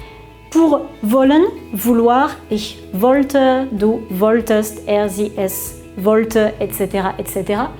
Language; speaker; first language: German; non-native, fluent; French